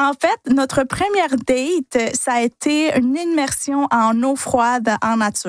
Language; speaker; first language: French; early bilingual, other home language; Spanish